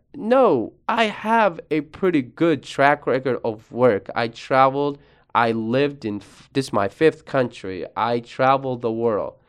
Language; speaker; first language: English; early bilingual, other home language; Arabic